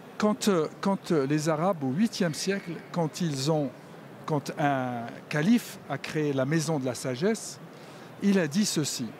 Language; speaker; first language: French; non-native, local second language; Arabic